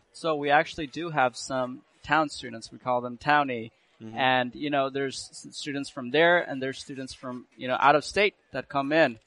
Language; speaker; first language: English; early bilingual, other home language; Burmese